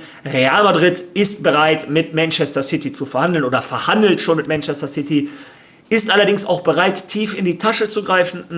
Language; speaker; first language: German; native; German